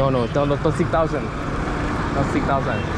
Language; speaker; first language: English; non-native, learner; Thai